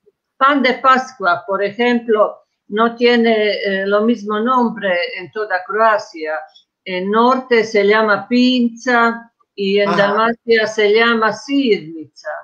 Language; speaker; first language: Spanish; non-native, fluent; Croatian